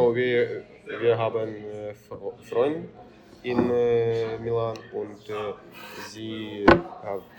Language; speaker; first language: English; non-native, learner; Ukrainian